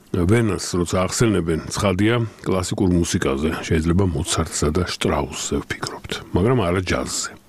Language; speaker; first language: Georgian; native; Georgian